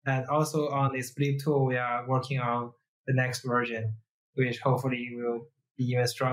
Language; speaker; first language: English; non-native, fluent; Chinese